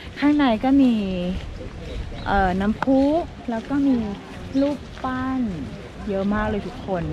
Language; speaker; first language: Thai; native; Thai